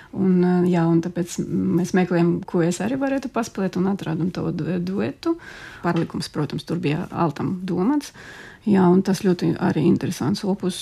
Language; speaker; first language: Latvian; non-native, local second language; Russian